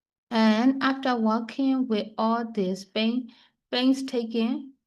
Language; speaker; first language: English; non-native, fluent; Burmese